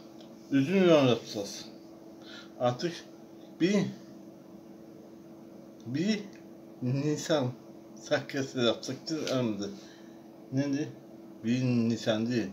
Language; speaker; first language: Turkish; non-native, learner; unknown